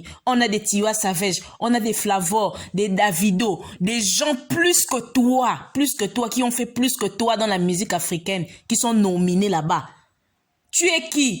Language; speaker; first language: French; non-native, local second language; Lingala